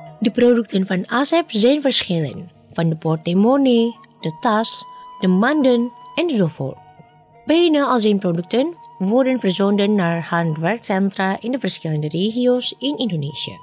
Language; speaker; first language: Dutch; non-native, learner; Indonesian